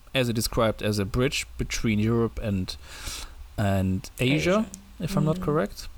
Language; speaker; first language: English; non-native, fluent; German